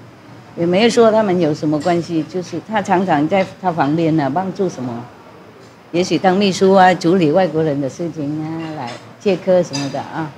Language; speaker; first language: Chinese; non-native, fluent; Vietnamese